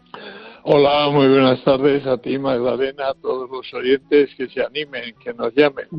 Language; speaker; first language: Spanish; native; Spanish